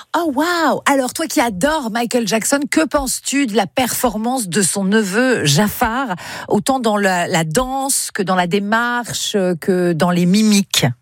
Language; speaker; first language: French; native; French